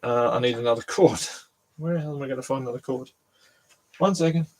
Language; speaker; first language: English; native; English